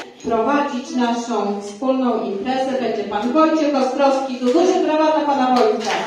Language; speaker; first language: Polish; native; Polish